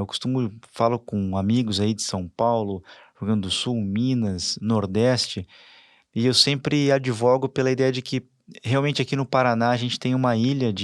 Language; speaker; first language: Portuguese; native; Portuguese